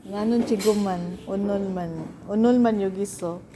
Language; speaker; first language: Korean; non-native, learner; Filipino